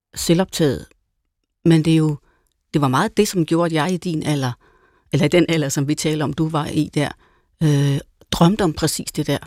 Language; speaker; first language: Danish; native; Danish